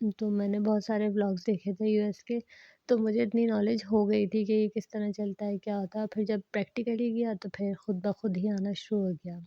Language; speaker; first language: Urdu; native; Urdu